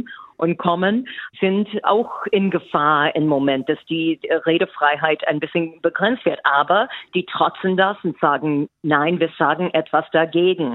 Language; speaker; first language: German; non-native, fluent; English